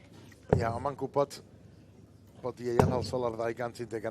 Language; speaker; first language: Welsh; native; Welsh